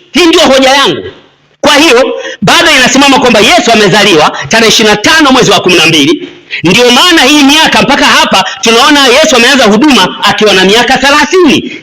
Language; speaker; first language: Swahili; native; Swahili